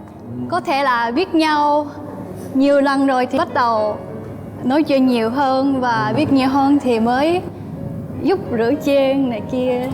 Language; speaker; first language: Vietnamese; non-native, fluent; Japanese